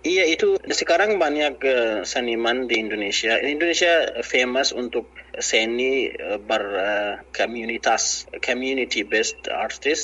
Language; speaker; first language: Indonesian; non-native, learner; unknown